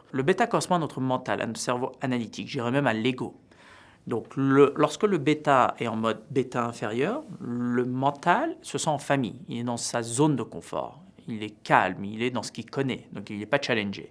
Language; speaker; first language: French; native; French